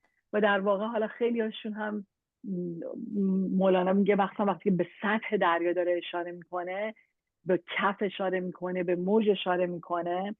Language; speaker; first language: Persian; native; Persian